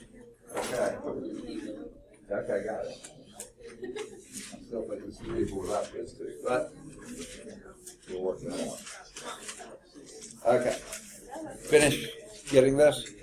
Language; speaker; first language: English; native; English